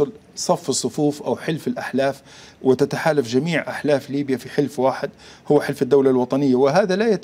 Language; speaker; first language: Arabic; native; Arabic